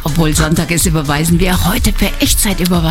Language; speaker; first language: German; native; German